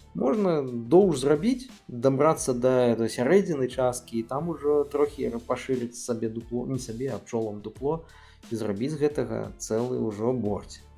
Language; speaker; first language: Belarusian; native; Belarusian